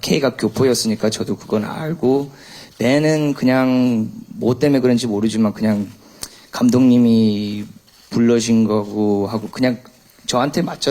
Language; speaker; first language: Korean; early bilingual, heritage; English